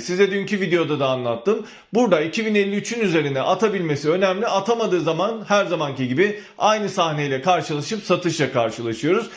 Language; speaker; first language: Turkish; native; Turkish